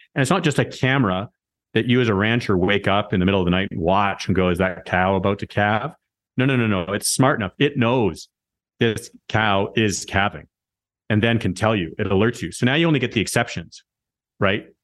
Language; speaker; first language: English; native; English